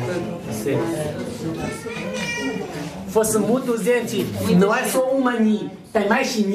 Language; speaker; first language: Portuguese; non-native, learner; Chinese